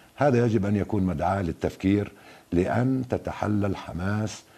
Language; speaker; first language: Arabic; native; Arabic